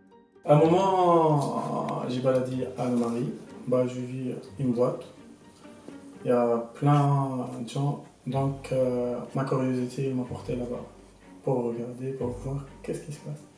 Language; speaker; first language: French; non-native, local second language; Arabic